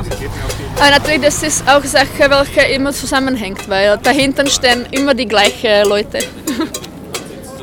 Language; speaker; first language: German; non-native, fluent; Czech